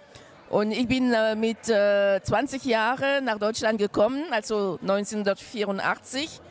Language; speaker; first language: German; non-native, fluent; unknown